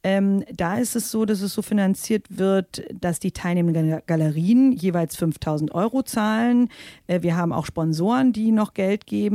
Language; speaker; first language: German; native; German